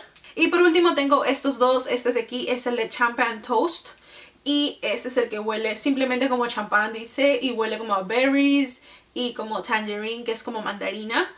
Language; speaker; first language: Spanish; native; Spanish